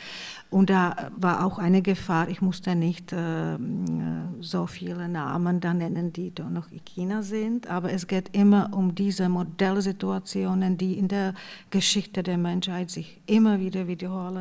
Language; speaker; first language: German; non-native, fluent; Czech